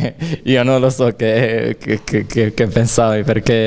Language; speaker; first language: Italian; non-native, learner; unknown